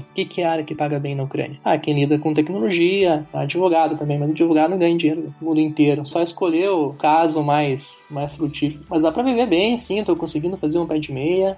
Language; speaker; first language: Portuguese; native; Portuguese